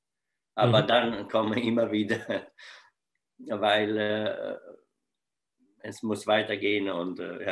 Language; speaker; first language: German; non-native, fluent; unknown